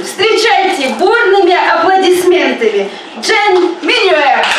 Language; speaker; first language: Russian; native; Russian